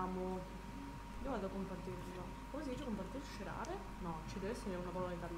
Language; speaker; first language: Italian; non-native, fluent; Spanish